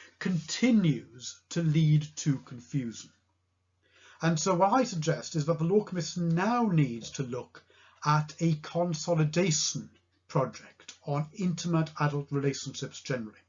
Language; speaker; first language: English; native; English